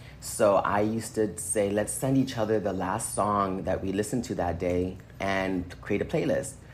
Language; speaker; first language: English; native; English